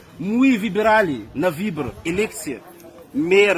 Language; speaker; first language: Russian; non-native, learner; Malagasy